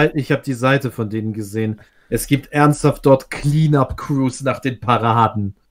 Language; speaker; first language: German; early bilingual, other home language; Russian